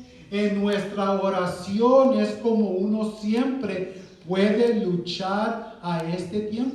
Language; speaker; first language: Spanish; early bilingual, heritage; Spanish